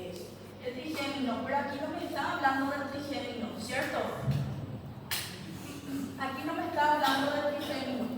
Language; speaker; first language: Spanish; native; Spanish